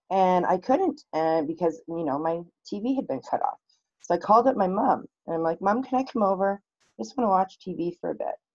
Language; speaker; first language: English; native; English